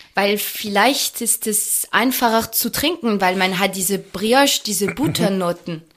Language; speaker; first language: German; non-native, fluent; French